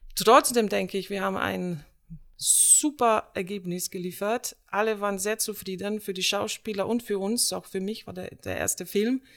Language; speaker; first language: German; non-native, fluent; Slovenian